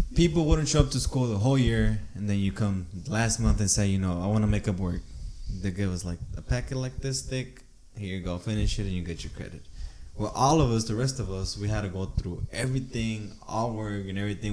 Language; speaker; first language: English; early bilingual, other home language; Spanish